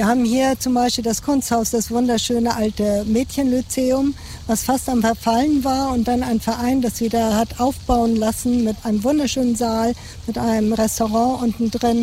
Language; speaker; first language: German; native; German